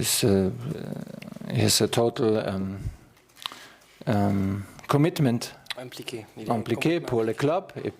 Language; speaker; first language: French; non-native, learner; German